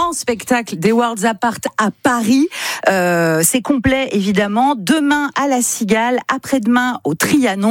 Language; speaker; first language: French; native; French